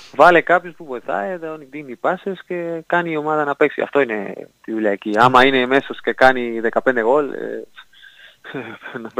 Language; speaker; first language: Greek; non-native, learner; Spanish